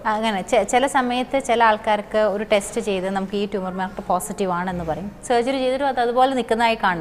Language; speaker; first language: Malayalam; native; Malayalam